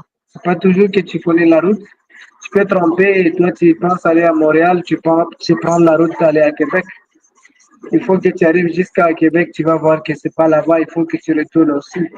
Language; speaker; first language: French; non-native, local second language; Tamasheq